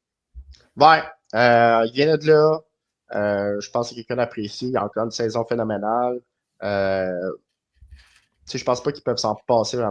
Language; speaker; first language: French; native; French